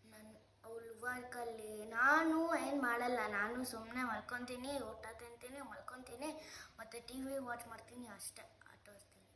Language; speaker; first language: Kannada; non-native, local second language; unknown